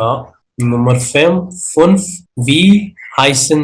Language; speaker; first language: German; non-native, learner; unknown